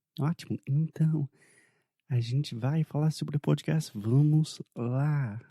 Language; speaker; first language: Portuguese; non-native, fluent; English